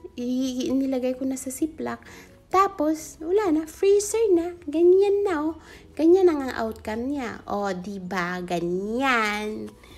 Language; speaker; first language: Filipino; non-native, local second language; Iloko